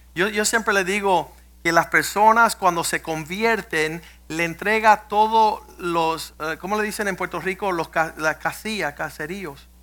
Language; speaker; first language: Spanish; early bilingual, heritage; Spanish